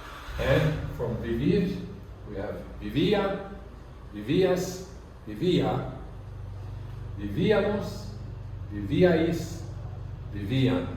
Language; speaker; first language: Spanish; non-native, learner; English